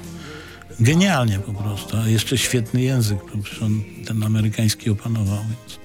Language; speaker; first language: Polish; native; Polish